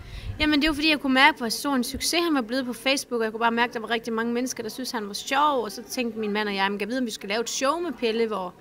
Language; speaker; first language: Danish; native; Danish